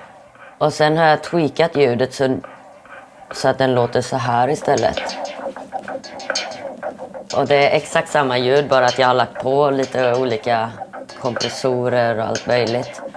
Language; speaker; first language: Swedish; native; Swedish